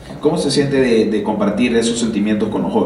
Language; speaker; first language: Spanish; native; Spanish